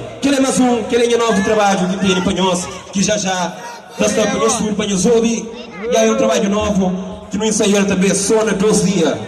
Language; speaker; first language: Portuguese; non-native, local second language; Kabuverdianu